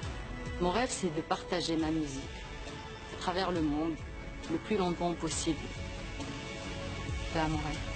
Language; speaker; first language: French; non-native, local second language; Arabic